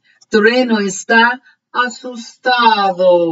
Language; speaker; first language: Spanish; early bilingual, heritage; Spanish